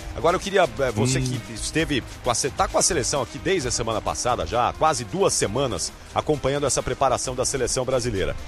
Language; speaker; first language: Portuguese; native; Portuguese